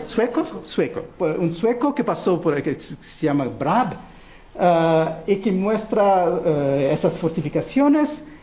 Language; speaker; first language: Spanish; non-native, fluent; Portuguese